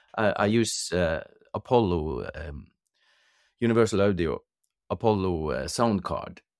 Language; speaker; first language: English; non-native, fluent; Norwegian